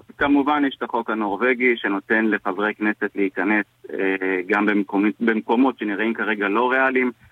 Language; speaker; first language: Hebrew; native; Hebrew